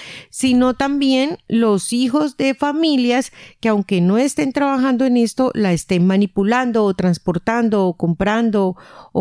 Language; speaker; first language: Spanish; native; Spanish